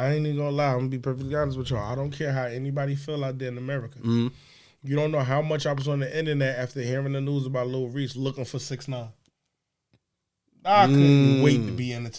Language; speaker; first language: English; native; English